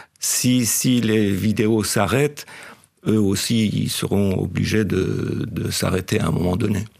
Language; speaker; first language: French; non-native, fluent; Persian